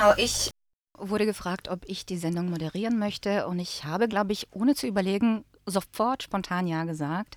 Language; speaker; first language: German; early bilingual, other home language; Bosnian